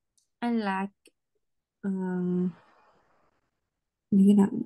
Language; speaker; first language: English; non-native, learner; Vietnamese